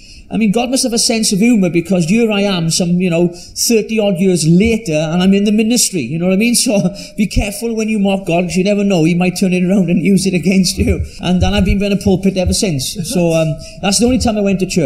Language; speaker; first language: English; native; English